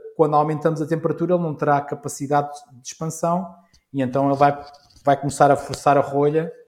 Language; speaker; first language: Portuguese; native; Portuguese